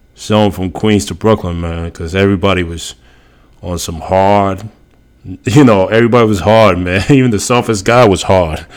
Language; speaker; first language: English; early bilingual, other home language; Spanish